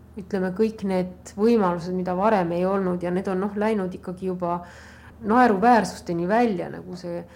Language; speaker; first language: Estonian; native; Estonian